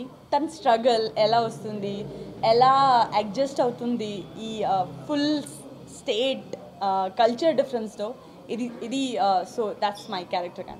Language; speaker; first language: Telugu; non-native, learner; Gujarati